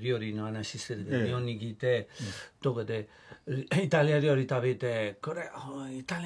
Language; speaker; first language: Japanese; non-native, fluent; Italian